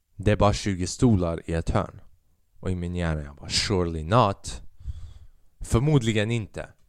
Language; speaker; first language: Swedish; early bilingual, other home language; Albanian